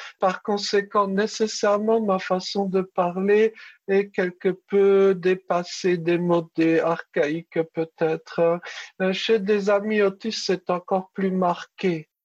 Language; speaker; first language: French; early bilingual, other home language; Czech